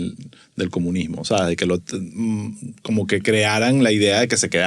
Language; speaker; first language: Spanish; native; Spanish